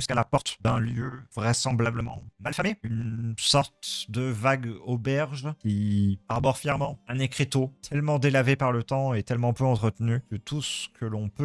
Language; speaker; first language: French; native; French